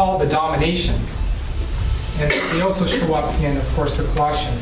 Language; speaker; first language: English; native; English